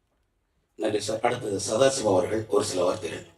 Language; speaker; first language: Tamil; native; Tamil